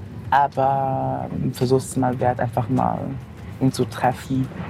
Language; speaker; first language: German; early bilingual, other home language; Japanese